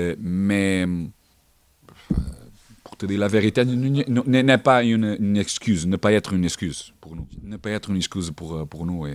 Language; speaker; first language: French; non-native, fluent; Portuguese